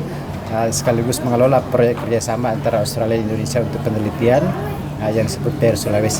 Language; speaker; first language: Indonesian; native; Indonesian